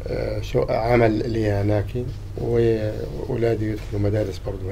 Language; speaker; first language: Arabic; native; Arabic